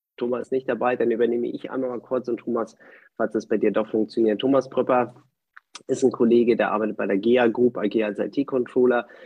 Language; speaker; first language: German; non-native, fluent; Spanish